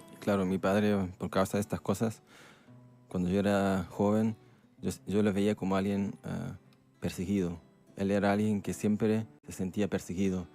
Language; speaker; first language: Spanish; non-native, fluent; Dutch